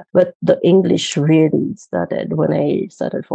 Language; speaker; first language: English; non-native, fluent; Morisyen